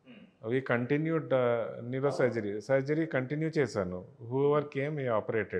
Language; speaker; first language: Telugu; non-native, learner; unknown